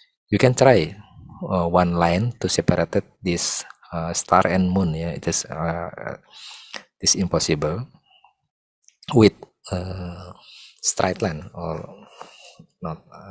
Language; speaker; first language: English; non-native, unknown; Indonesian